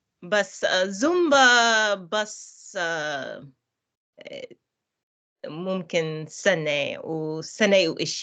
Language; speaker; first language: Arabic; non-native, learner; English